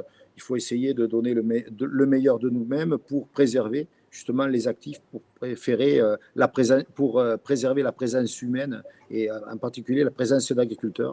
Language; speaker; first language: French; native; French